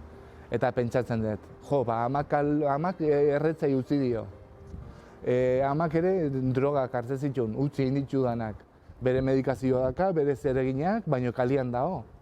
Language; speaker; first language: Basque; native; Basque